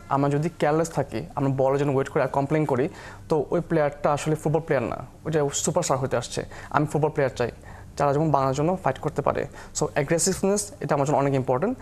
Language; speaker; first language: Bangla; early bilingual, heritage; Bangla